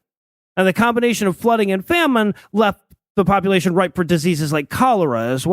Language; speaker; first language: English; native; English